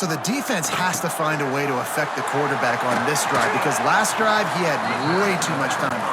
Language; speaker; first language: English; native; English